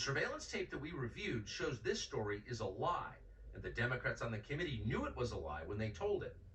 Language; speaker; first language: English; native; English